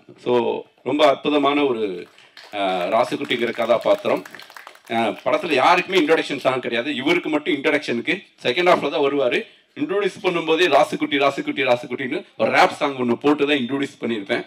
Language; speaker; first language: Tamil; native; Tamil